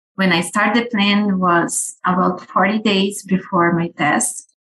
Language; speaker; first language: English; non-native, fluent; Portuguese